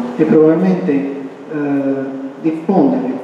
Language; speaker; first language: Italian; non-native, fluent; Armenian